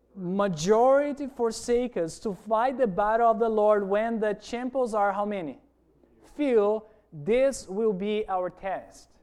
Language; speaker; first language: English; non-native, fluent; Portuguese